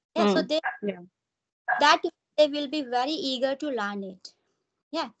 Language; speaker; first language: English; non-native, local second language; Hindi